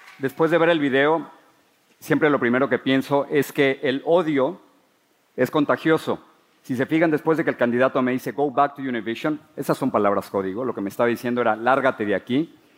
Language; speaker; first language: Spanish; native; Spanish